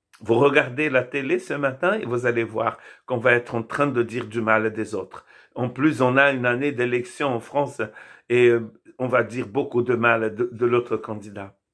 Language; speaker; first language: French; non-native, fluent; Portuguese